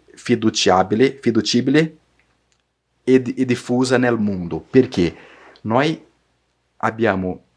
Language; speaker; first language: Italian; non-native, learner; Portuguese